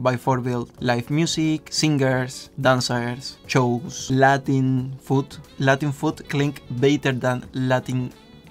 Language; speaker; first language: Dutch; non-native, learner; Spanish